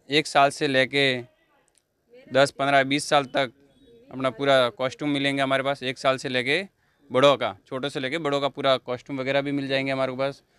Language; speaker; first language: Hindi; non-native, local second language; Urdu